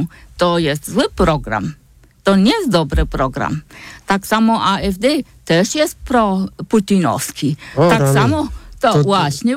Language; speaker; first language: Polish; non-native, fluent; German